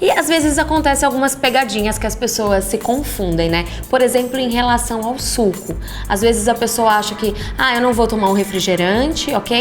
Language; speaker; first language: Portuguese; native; Portuguese